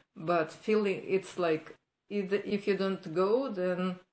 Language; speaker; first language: English; non-native, fluent; Ukrainian